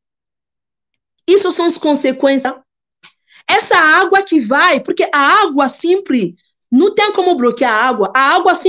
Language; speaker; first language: Portuguese; non-native, fluent; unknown